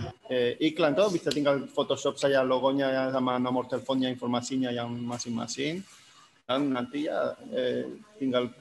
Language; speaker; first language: Indonesian; non-native, fluent; Spanish